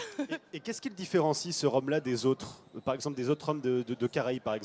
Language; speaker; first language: French; native; French